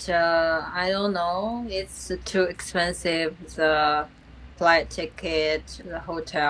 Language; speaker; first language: English; non-native, fluent; Chinese